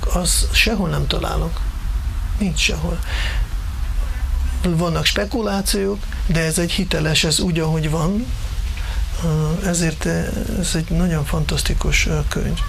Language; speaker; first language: Hungarian; non-native, fluent; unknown